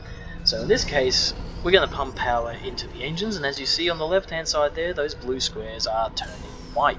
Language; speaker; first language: English; native; English